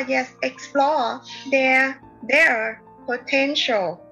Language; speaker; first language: English; non-native, learner; Vietnamese